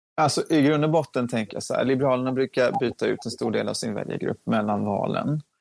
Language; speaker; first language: Swedish; native; Swedish